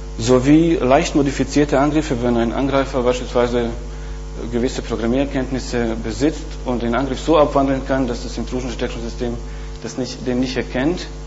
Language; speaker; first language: German; non-native, fluent; Bosnian